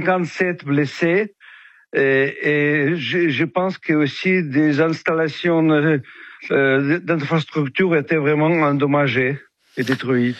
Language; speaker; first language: French; non-native, fluent; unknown